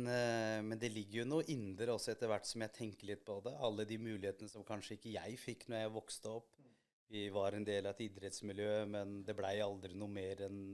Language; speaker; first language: Norwegian; early bilingual, other home language; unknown